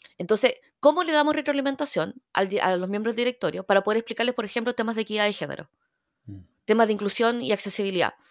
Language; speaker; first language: Spanish; early bilingual, other home language; Korean